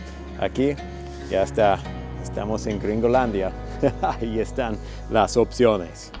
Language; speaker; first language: Spanish; non-native, fluent; English